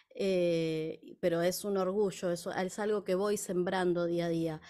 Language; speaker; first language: Spanish; native; Spanish